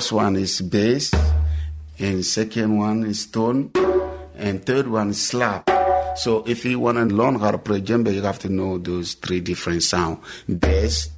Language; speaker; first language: English; non-native, learner; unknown